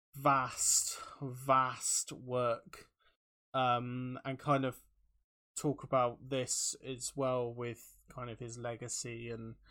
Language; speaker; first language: English; native; English